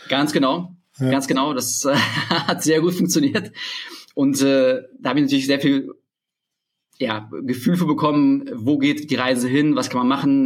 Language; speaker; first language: German; early bilingual, other home language; Russian